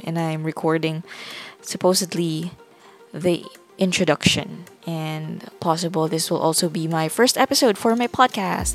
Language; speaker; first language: English; non-native, local second language; Filipino